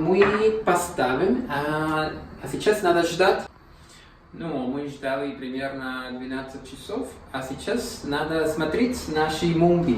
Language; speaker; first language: Russian; non-native, learner; Spanish